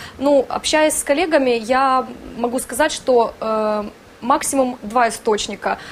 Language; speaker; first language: Russian; native; Russian